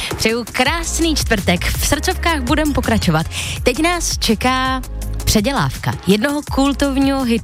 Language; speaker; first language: Czech; native; Czech